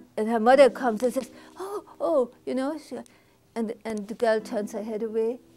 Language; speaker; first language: English; non-native, fluent; German